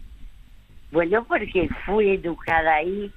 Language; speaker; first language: Spanish; early bilingual, other home language; French